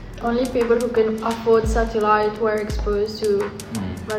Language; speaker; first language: English; non-native, fluent; Morisyen